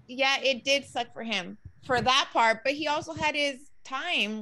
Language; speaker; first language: English; early bilingual, other home language; Spanish